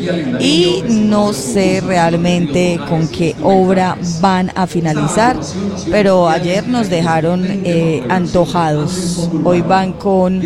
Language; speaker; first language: Spanish; native; Spanish